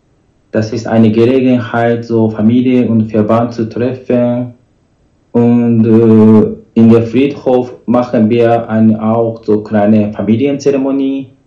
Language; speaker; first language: German; non-native, learner; Japanese